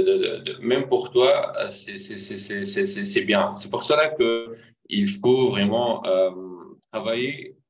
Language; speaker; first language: French; non-native, fluent; Arabic